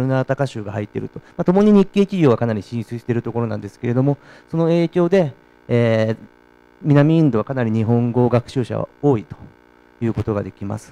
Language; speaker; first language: Japanese; native; Japanese